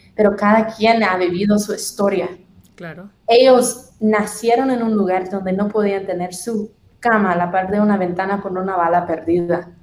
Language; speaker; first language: Spanish; non-native, fluent; English